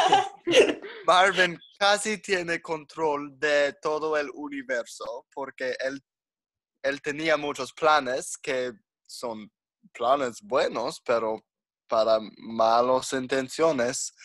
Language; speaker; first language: Spanish; non-native, learner; English